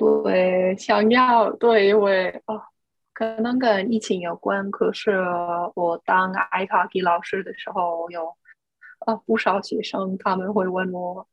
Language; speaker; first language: Chinese; non-native, fluent; English